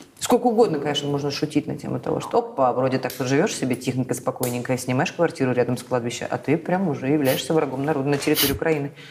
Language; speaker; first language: Russian; native; Russian